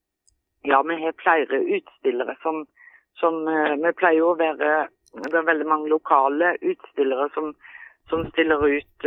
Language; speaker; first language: Norwegian; native; Norwegian